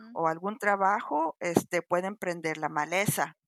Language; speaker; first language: Spanish; early bilingual, heritage; Spanish